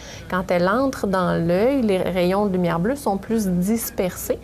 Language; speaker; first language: French; native; French